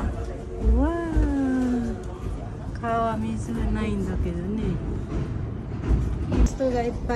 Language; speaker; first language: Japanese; non-native, learner; Filipino